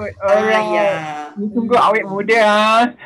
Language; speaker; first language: Malay; native; Malay